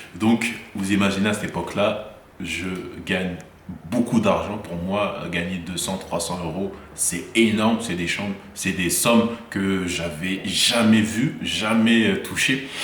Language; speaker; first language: French; early bilingual, other home language; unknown